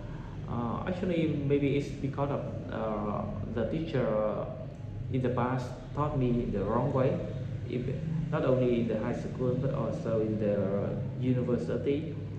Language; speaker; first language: English; non-native, learner; Vietnamese